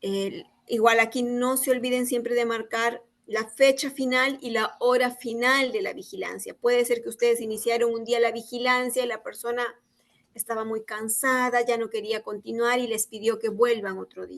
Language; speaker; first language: Spanish; native; Spanish